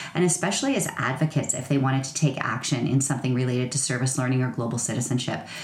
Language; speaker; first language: English; native; English